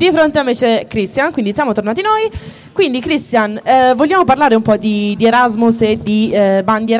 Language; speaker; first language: Italian; native; Italian